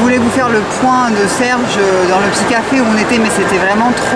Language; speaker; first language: French; native; French